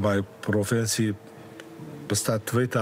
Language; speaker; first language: Dutch; non-native, learner; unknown